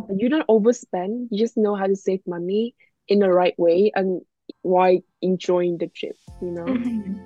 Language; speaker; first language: English; non-native, fluent; Vietnamese